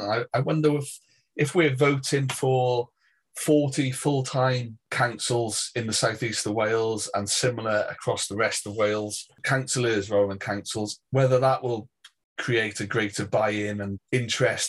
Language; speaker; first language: English; native; English